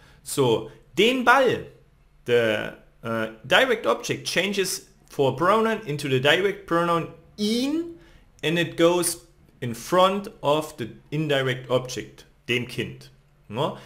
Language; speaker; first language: English; non-native, fluent; German